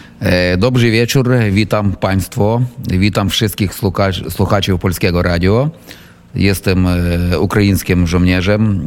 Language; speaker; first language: Polish; non-native, learner; Ukrainian